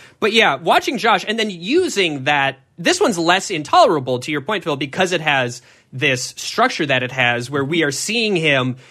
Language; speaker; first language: English; native; English